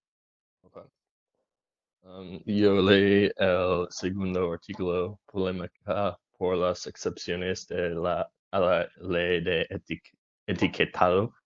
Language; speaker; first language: Spanish; non-native, learner; English